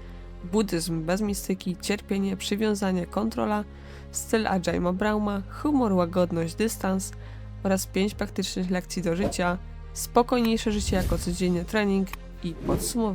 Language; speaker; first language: Polish; native; Polish